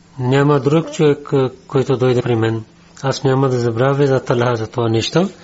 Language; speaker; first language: Bulgarian; non-native, learner; Urdu